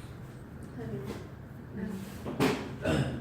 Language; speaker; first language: French; non-native, learner; Spanish